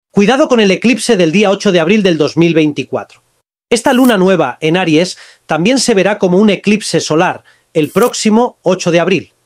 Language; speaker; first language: Spanish; native; Spanish